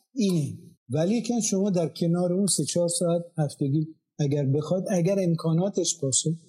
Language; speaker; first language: Persian; non-native, local second language; Azerbaijani